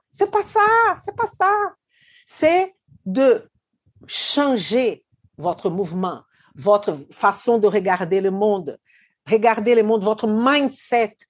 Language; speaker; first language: French; non-native, fluent; Portuguese